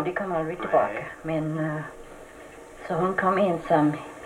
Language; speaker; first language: Swedish; early bilingual, heritage; Swedish